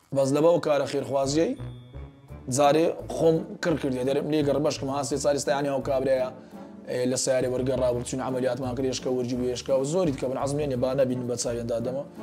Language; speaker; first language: Central Kurdish; native; Central Kurdish